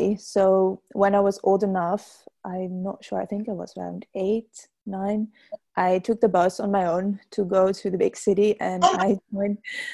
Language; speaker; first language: English; non-native, fluent; Dutch